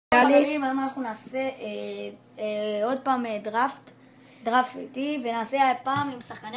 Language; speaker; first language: Hebrew; native; Hebrew